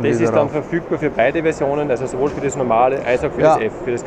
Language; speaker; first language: German; native; German